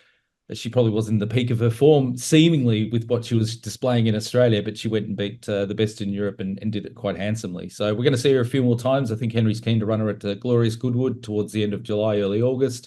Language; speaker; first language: English; native; English